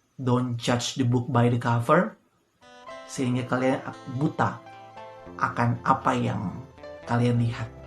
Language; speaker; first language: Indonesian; native; Indonesian